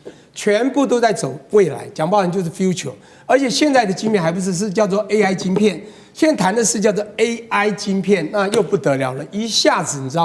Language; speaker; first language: Chinese; native; Chinese